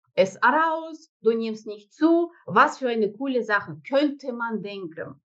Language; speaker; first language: German; non-native, fluent; Russian